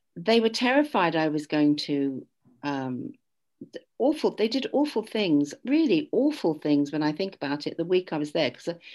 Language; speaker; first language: English; native; English